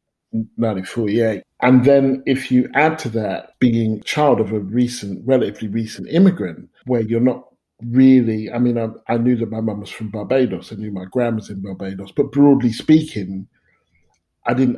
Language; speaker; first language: English; native; English